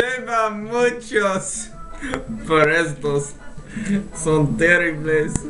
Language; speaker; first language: Spanish; non-native, learner; English